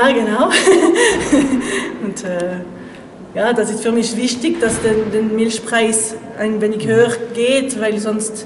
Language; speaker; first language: German; non-native, local second language; French